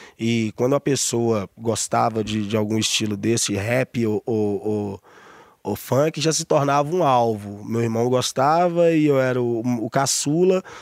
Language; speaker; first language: Portuguese; native; Portuguese